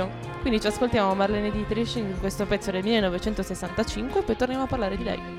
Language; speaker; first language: Italian; native; Italian